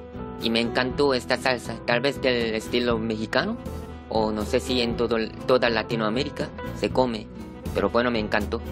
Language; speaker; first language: Spanish; non-native, fluent; Korean